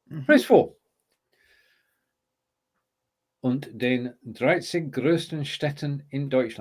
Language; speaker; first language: German; non-native, learner; English